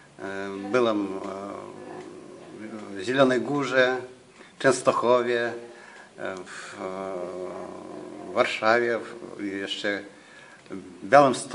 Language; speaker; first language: Polish; non-native, fluent; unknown